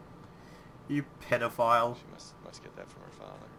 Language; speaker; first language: English; non-native, fluent; Norwegian